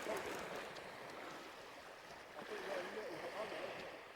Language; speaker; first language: English; native; English